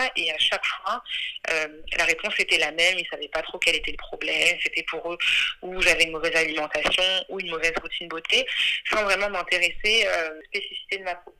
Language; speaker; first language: French; early bilingual, other home language; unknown